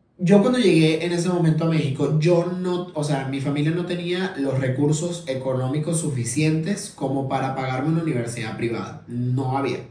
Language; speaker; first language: Spanish; native; Spanish